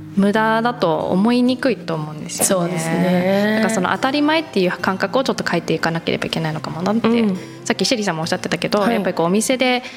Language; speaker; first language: Japanese; early bilingual, heritage; Japanese